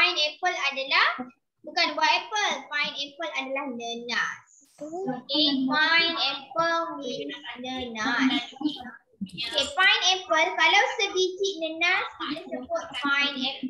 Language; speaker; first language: Malay; native; Malay